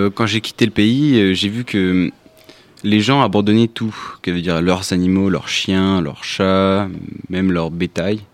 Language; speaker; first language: French; native; French